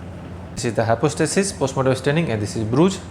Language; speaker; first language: English; non-native, local second language; Hindi